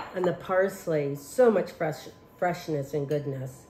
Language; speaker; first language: English; native; English